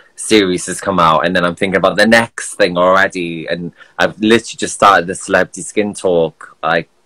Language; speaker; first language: English; native; English